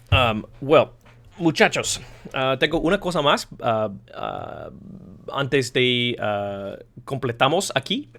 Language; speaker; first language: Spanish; non-native, learner; English